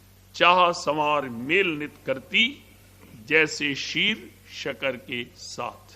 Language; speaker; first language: Hindi; native; Hindi